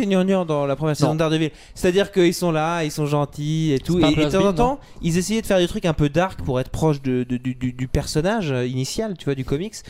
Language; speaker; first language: French; native; French